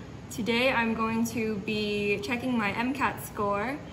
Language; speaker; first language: English; early bilingual, other home language; Chinese